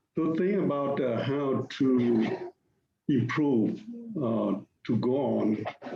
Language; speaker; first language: English; non-native, learner; Thai